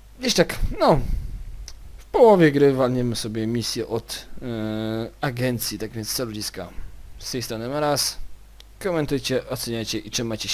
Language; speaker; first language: Polish; native; Polish